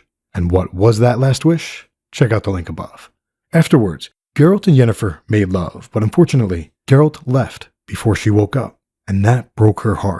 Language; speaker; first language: English; native; English